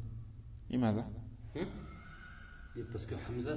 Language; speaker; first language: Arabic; non-native, learner; French